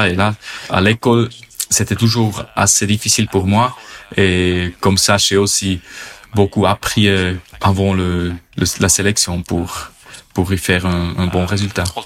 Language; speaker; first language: French; non-native, local second language; German